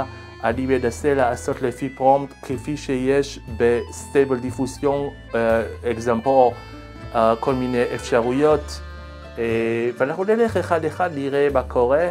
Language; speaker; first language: Hebrew; non-native, learner; Swedish